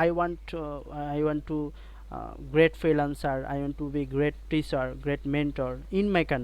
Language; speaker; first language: English; non-native, learner; Bangla